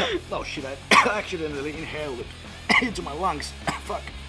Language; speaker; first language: English; non-native, fluent; Finnish